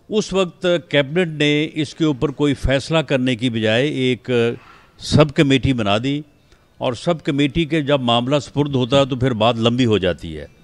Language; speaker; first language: Urdu; non-native, local second language; Punjabi